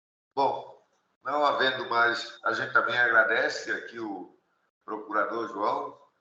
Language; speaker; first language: Portuguese; native; Portuguese